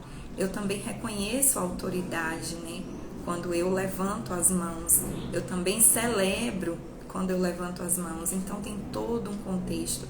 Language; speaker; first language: Portuguese; native; Portuguese